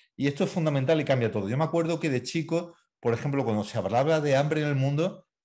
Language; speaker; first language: Spanish; native; Spanish